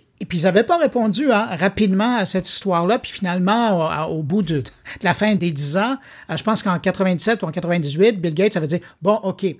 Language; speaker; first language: French; native; French